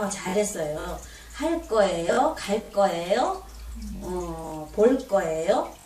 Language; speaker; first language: Korean; native; Korean